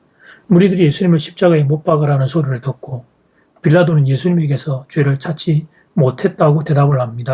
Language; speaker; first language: Korean; native; Korean